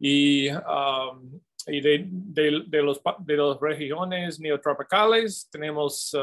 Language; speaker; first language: Spanish; non-native, fluent; English